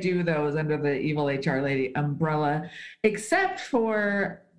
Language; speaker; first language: English; native; English